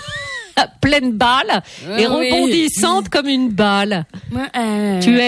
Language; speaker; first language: French; native; French